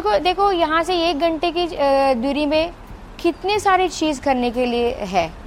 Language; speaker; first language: Hindi; non-native, local second language; Kannada